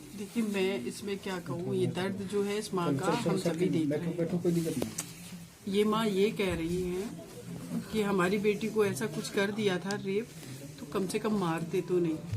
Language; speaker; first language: Hindi; native; Hindi